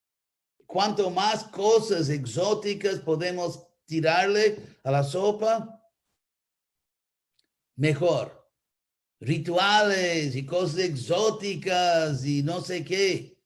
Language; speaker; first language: Spanish; non-native, fluent; English